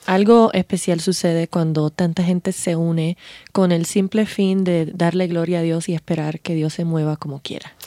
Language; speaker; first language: Spanish; native; Spanish